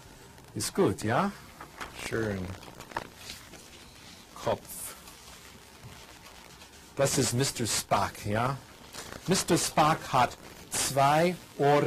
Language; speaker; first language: German; non-native, fluent; English